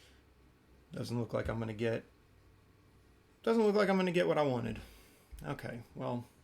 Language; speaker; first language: English; native; English